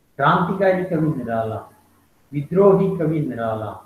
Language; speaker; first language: Hindi; non-native, local second language; Malayalam